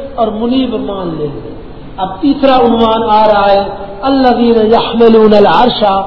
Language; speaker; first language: Urdu; non-native, local second language; Punjabi